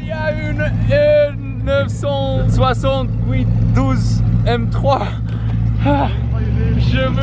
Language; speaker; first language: French; non-native, learner; English